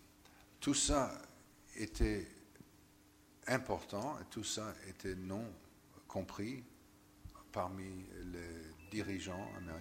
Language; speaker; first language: French; non-native, fluent; English